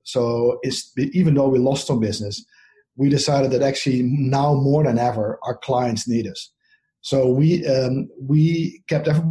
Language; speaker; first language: English; non-native, fluent; Dutch